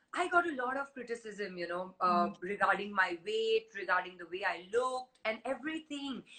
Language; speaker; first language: English; non-native, local second language; Hindi